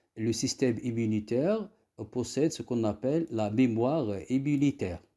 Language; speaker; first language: French; non-native, local second language; Arabic